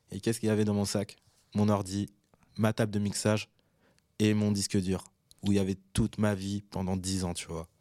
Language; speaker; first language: French; early bilingual, other home language; Arabic